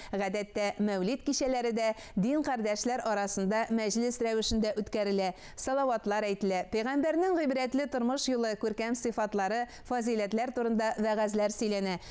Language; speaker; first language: Tatar; native; Tatar